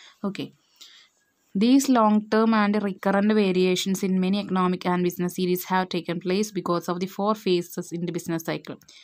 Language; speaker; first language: English; non-native, local second language; Malayalam